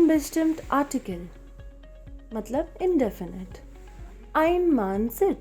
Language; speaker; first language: German; non-native, fluent; Hindi